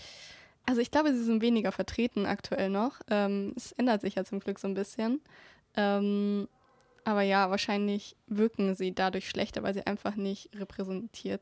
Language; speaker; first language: German; native; German